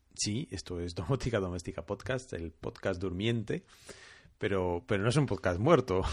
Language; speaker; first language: Spanish; non-native, fluent; French